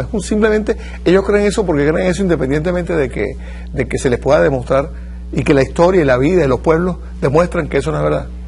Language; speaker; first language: Spanish; native; Spanish